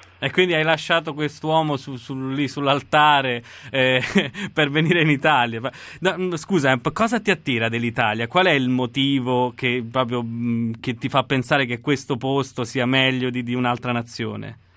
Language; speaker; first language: Italian; native; Italian